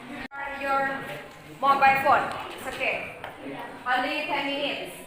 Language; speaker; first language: English; non-native, learner; Indonesian